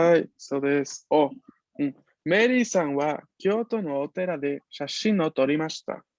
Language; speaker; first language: Japanese; non-native, fluent; Spanish